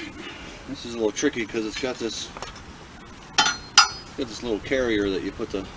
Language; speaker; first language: English; native; English